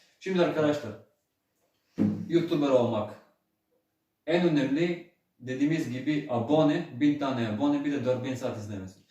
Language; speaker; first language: Turkish; early bilingual, heritage; Turkish